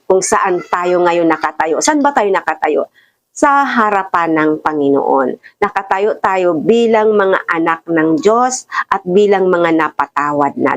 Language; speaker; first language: Filipino; non-native, local second language; Bikol